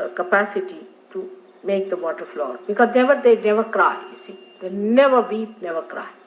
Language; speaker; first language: English; non-native, local second language; Marathi